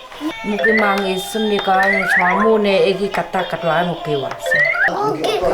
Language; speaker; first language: Korean; non-native, learner; Vietnamese